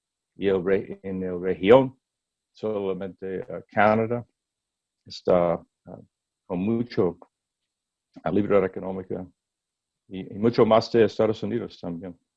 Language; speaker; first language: Spanish; non-native, learner; English